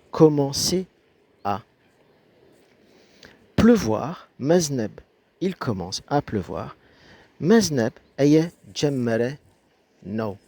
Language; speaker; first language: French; non-native, fluent; Amharic